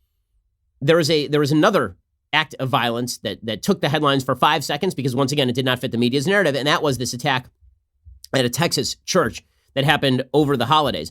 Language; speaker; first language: English; native; English